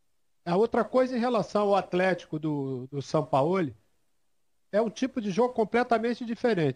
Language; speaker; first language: Portuguese; native; Portuguese